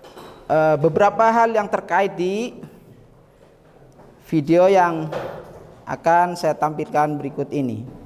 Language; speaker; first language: Indonesian; native; Indonesian